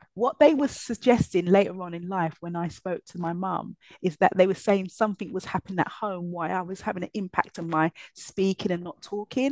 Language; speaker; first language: English; native; English